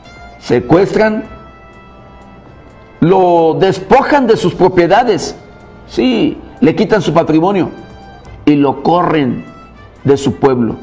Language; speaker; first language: Spanish; native; Spanish